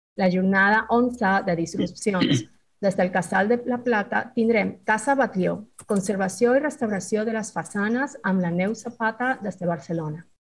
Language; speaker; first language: Catalan; non-native, fluent; Spanish